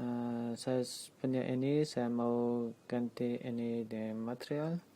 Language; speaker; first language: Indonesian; non-native, learner; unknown